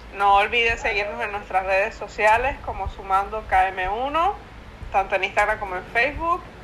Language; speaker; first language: Spanish; native; Spanish